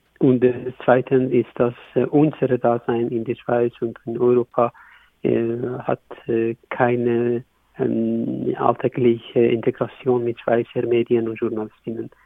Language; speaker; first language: German; non-native, learner; Kurdish